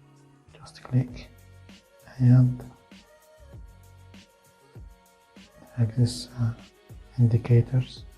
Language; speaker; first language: English; non-native, fluent; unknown